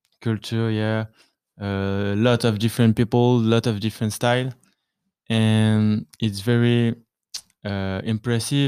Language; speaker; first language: English; non-native, learner; French